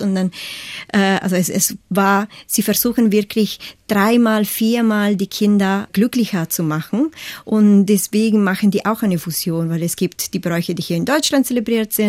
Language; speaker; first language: German; non-native, fluent; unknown